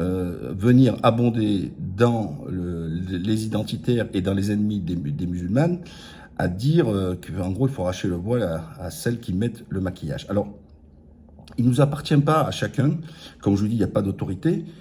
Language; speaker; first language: French; native; French